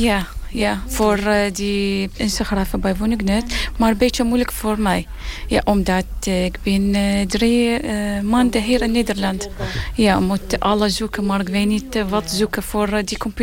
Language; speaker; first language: Dutch; non-native, learner; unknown